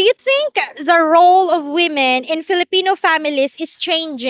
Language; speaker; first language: English; non-native, local second language; Bikol